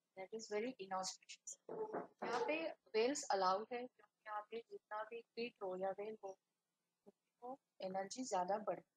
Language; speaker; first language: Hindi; non-native, local second language; Marathi